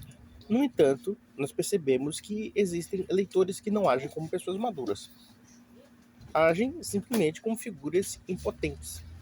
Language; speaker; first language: Portuguese; native; Portuguese